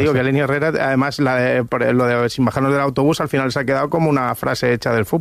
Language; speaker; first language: Spanish; native; Spanish